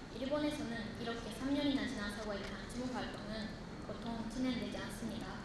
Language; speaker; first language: Korean; non-native, fluent; Japanese